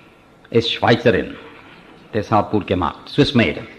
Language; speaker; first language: German; non-native, fluent; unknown